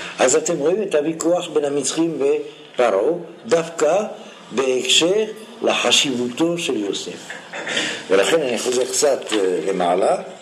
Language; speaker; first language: Hebrew; non-native, fluent; French